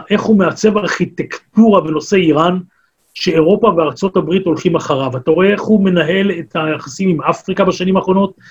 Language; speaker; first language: Hebrew; native; Hebrew